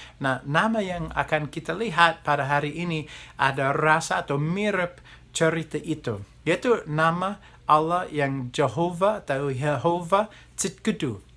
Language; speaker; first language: Indonesian; non-native, fluent; English